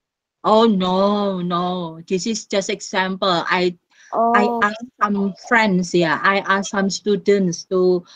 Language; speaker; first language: English; non-native, fluent; Indonesian